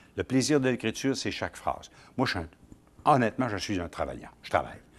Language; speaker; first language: French; native; French